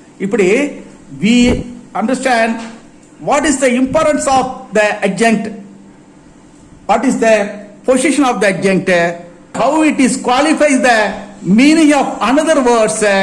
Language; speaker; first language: English; non-native, local second language; Tamil